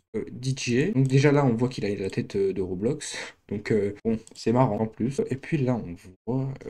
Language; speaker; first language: French; native; French